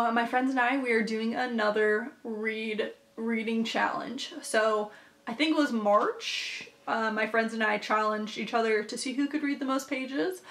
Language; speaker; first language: English; native; English